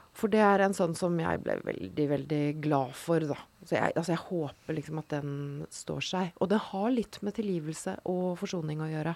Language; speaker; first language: Norwegian; native; Norwegian